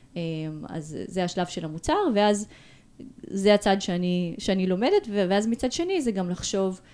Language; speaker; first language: Hebrew; early bilingual, other home language; Russian